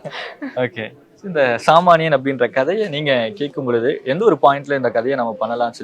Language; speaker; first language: Tamil; native; Tamil